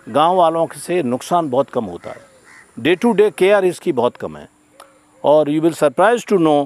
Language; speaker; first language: Hindi; native; Hindi